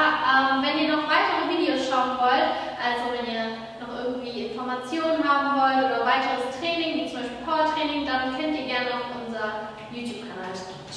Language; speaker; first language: German; native; German